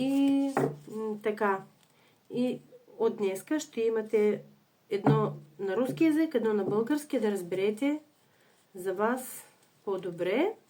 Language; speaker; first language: Bulgarian; non-native, fluent; Russian